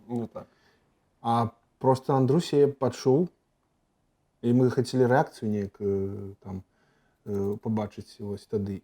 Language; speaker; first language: Belarusian; native; Belarusian